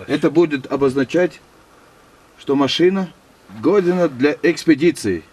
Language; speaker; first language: Russian; non-native, fluent; Latvian